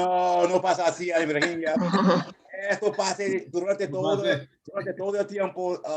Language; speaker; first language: Spanish; non-native, fluent; English